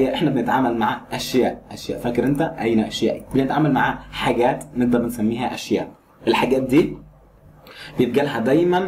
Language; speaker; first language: Arabic; native; Arabic